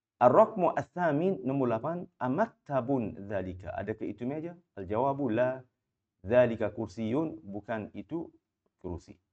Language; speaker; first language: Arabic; non-native, fluent; Malay